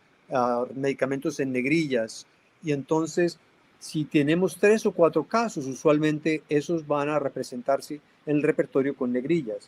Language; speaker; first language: Spanish; native; Spanish